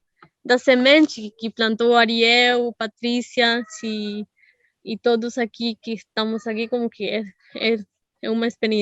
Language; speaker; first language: Portuguese; non-native, fluent; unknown